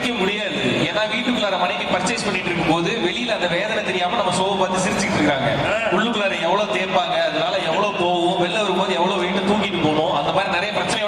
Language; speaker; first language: Tamil; native; Tamil